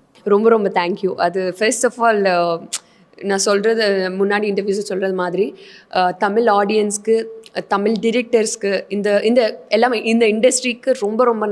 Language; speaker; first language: Tamil; non-native, fluent; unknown